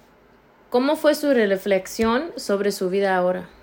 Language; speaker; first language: Spanish; early bilingual, heritage; Spanish